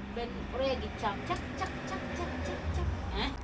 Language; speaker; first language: Turkish; non-native, learner; Filipino